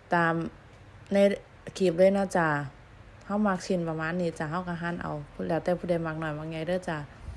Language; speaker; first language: Thai; native; Thai